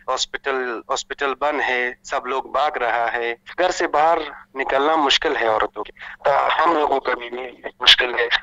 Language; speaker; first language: Hindi; non-native, learner; Persian